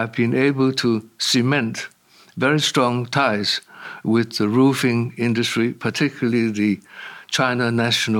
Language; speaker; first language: English; non-native, local second language; Cantonese